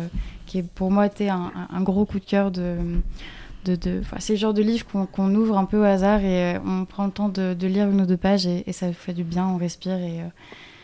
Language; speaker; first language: French; native; French